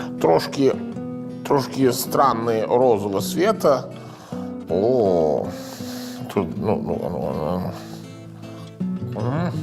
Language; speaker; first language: Ukrainian; non-native, learner; Italian